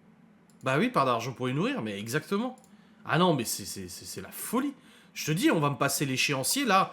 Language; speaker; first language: French; native; French